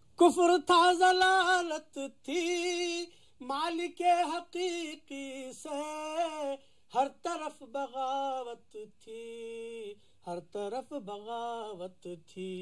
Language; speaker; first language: Hindi; non-native, local second language; Urdu